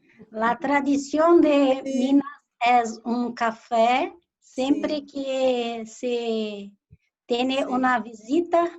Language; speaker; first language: Portuguese; early bilingual, heritage; Portuguese